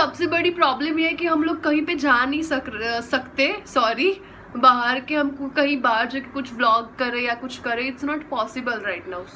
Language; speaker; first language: Hindi; non-native, local second language; Gujarati